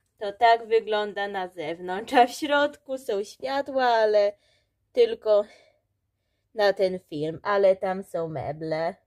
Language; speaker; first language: Polish; early bilingual, heritage; Polish